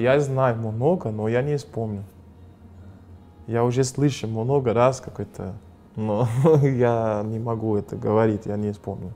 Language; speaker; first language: Russian; non-native, fluent; Portuguese